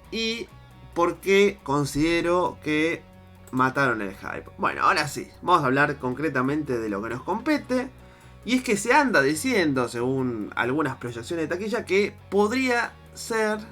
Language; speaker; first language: Spanish; native; Spanish